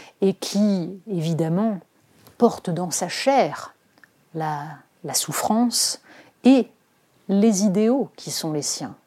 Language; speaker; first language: French; native; French